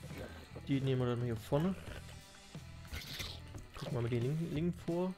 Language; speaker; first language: German; native; German